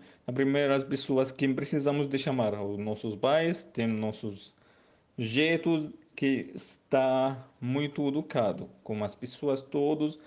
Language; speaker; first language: Portuguese; non-native, learner; Arabic